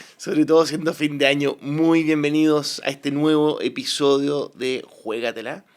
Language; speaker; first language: Spanish; native; Spanish